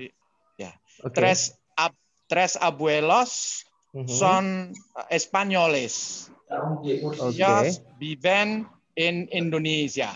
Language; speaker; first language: Spanish; non-native, learner; Indonesian